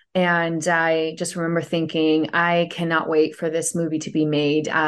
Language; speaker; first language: English; early bilingual, other home language; Persian